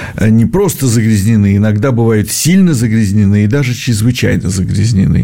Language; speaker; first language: Russian; native; Russian